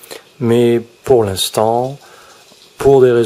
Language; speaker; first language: French; native; French